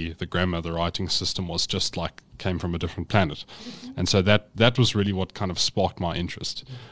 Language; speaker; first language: English; native; English